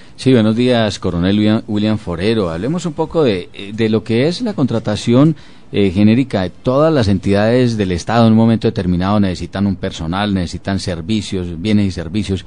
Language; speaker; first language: Spanish; native; Spanish